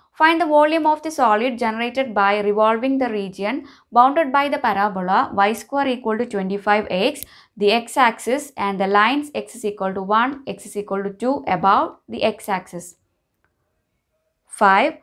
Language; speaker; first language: English; non-native, local second language; Malayalam